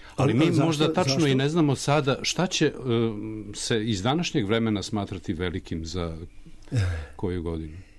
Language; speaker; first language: Serbian; native; Serbian